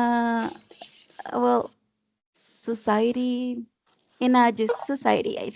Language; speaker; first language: English; non-native, learner; Spanish